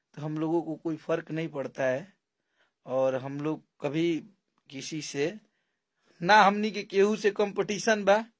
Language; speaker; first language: Hindi; native; Hindi